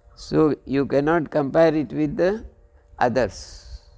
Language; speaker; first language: English; non-native, local second language; Kannada